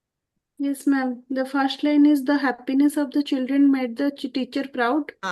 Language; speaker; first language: English; non-native, learner; Hindi